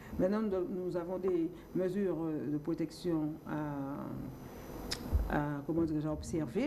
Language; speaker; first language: French; native; French